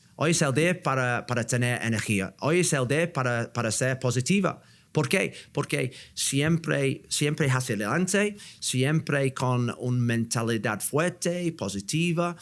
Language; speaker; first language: Spanish; non-native, learner; English